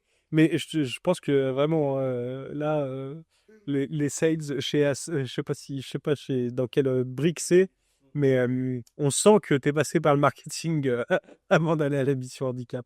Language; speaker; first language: French; native; French